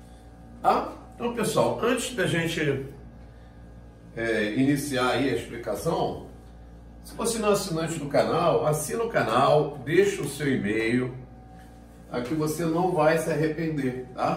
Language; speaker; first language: Portuguese; native; Portuguese